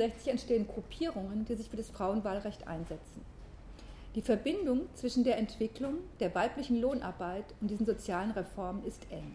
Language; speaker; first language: German; native; German